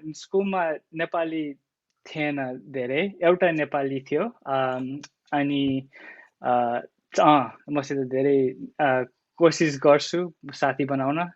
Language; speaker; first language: Nepali; early bilingual, other home language; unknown